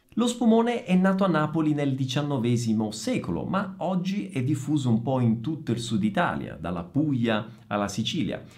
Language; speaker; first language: Italian; native; Italian